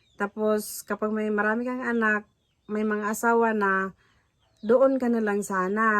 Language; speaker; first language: Filipino; non-native, local second language; Cebuano